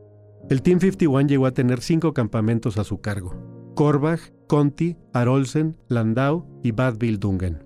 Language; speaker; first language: Spanish; native; Spanish